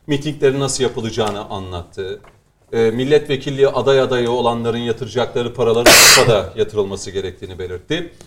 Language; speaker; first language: Turkish; native; Turkish